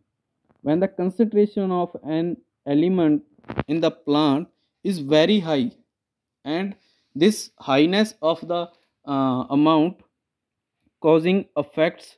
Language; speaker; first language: English; non-native, local second language; Punjabi